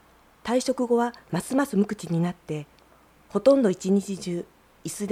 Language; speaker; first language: Japanese; native; Japanese